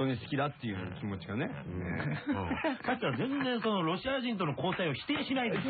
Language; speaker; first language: Japanese; native; Japanese